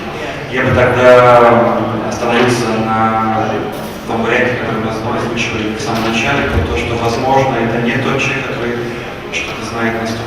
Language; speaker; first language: Russian; native; Russian